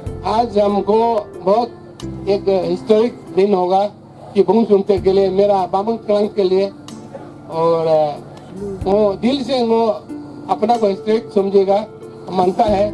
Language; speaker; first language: Hindi; non-native, local second language; Nyishi